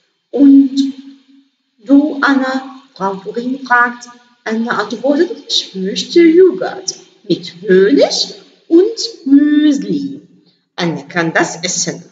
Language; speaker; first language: German; non-native, learner; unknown